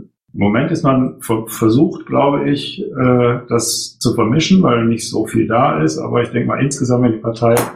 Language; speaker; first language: German; native; German